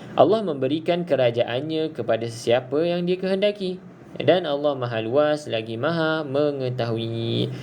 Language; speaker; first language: Malay; native; Malay